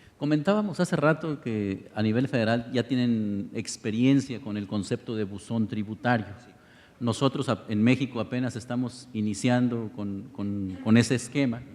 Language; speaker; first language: Spanish; native; Spanish